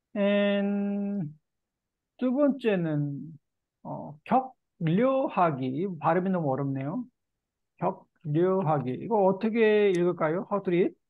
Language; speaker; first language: Korean; native; Korean